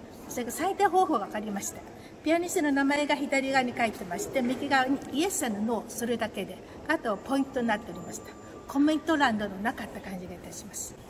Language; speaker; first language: Japanese; native; Japanese